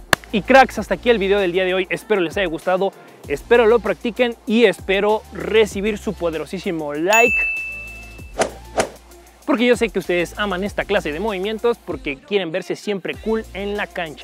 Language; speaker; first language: Spanish; native; Spanish